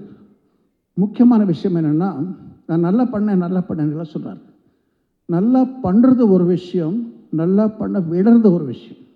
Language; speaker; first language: Tamil; non-native, local second language; Telugu